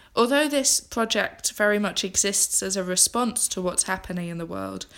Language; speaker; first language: English; native; English